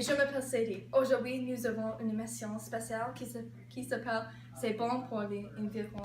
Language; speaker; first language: French; non-native, learner; English